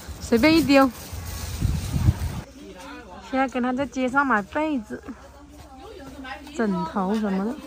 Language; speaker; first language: Chinese; native; Chinese